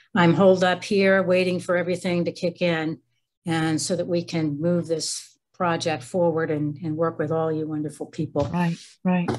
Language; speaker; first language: English; native; English